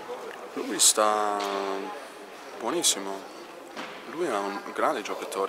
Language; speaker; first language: Italian; non-native, learner; English